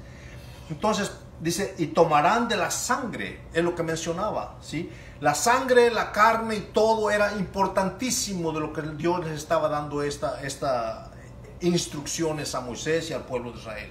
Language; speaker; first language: Spanish; native; Spanish